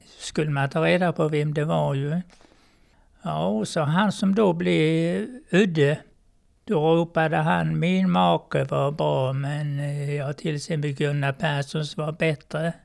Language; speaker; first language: Swedish; native; Swedish